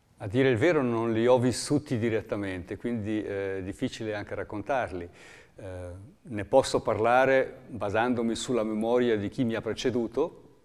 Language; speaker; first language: Italian; native; Italian